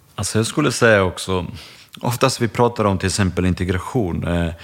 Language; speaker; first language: Swedish; early bilingual, other home language; Bosnian